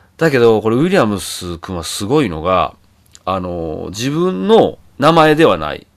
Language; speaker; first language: Japanese; native; Japanese